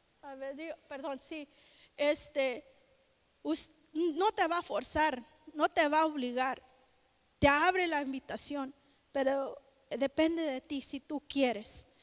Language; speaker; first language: Spanish; native; Spanish